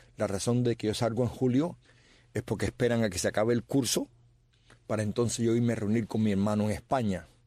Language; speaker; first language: Spanish; native; Spanish